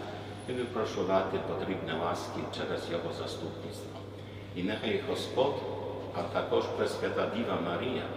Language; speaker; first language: Ukrainian; non-native, fluent; Polish